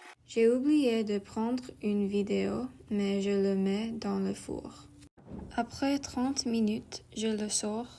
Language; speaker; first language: French; non-native, learner; English